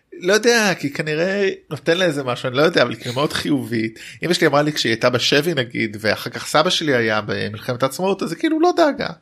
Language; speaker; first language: Hebrew; native; Hebrew